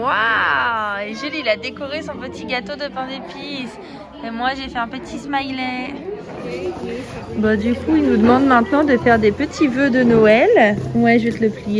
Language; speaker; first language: French; native; French